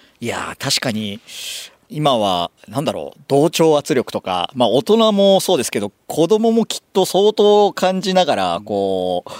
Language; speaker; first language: Japanese; native; Japanese